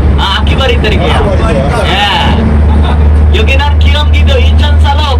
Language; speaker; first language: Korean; non-native, learner; Indonesian